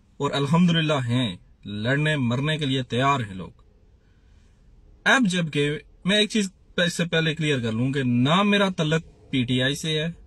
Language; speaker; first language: Urdu; non-native, local second language; Punjabi